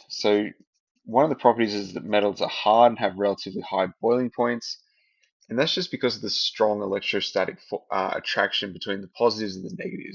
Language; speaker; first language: English; native; English